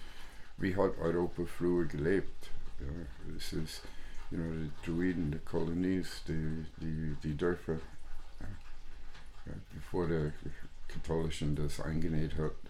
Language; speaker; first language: German; non-native, fluent; English